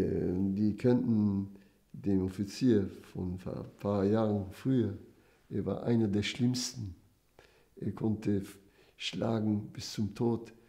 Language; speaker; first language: German; non-native, fluent; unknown